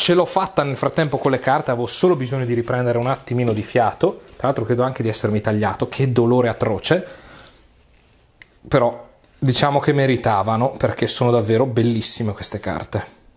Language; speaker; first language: Italian; native; Italian